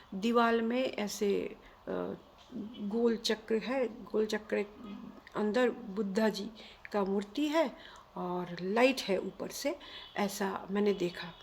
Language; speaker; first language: Hindi; non-native, local second language; Bangla